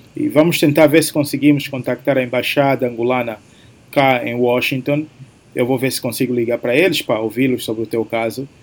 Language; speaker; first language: Portuguese; native; Portuguese